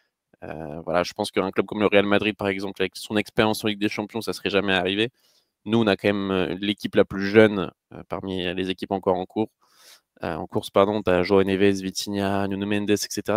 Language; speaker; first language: French; native; French